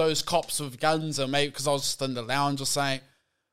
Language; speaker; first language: English; native; English